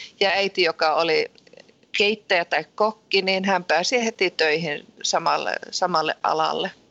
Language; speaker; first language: Finnish; early bilingual, heritage; Finnish